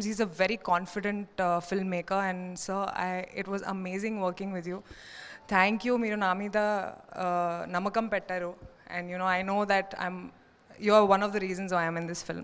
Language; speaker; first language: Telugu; non-native, learner; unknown